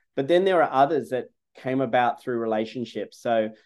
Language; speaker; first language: English; native; English